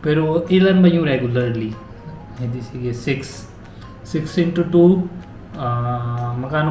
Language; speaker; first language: Filipino; non-native, learner; Hindi